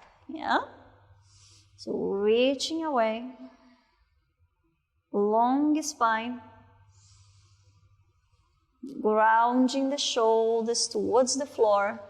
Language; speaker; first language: English; non-native, fluent; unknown